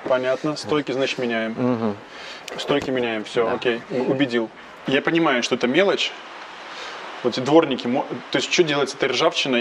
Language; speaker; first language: Russian; native; Russian